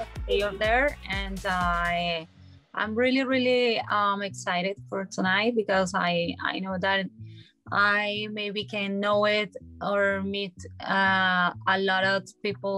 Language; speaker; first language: English; non-native, learner; Spanish